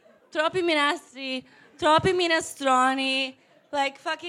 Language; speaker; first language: Italian; native; Italian